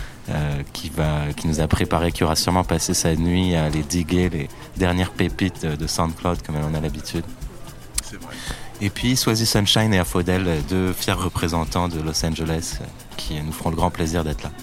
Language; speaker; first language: French; native; French